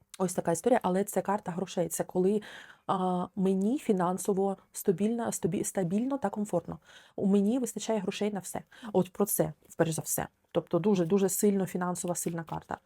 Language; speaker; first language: Ukrainian; non-native, local second language; Russian